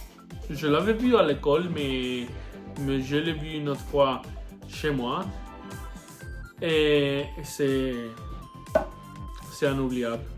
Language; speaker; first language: French; non-native, learner; Spanish